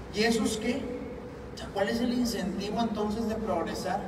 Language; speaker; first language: Spanish; native; Spanish